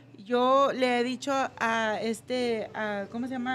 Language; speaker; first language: Spanish; early bilingual, heritage; Spanish